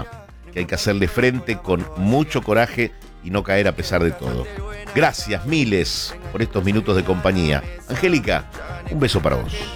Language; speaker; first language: Spanish; native; Spanish